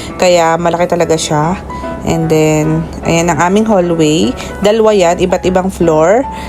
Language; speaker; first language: Filipino; native; Filipino